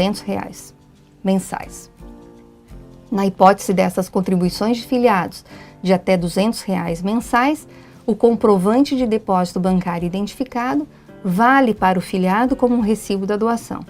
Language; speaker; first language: Portuguese; native; Portuguese